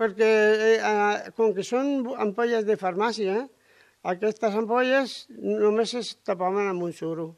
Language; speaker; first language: Catalan; non-native, local second language; Spanish